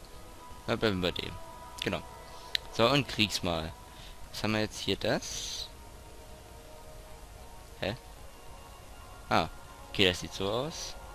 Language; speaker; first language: German; native; German